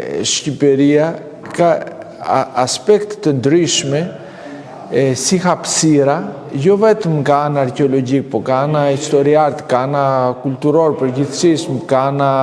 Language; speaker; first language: Albanian; non-native, fluent; Greek